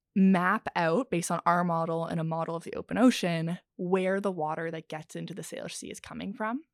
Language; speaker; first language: English; native; English